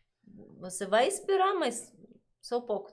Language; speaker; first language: Portuguese; non-native, learner; Russian